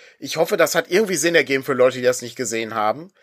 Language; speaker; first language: German; native; German